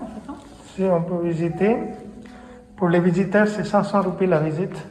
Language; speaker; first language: French; non-native, fluent; Hindi